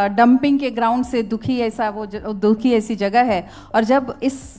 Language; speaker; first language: Hindi; non-native, local second language; Marathi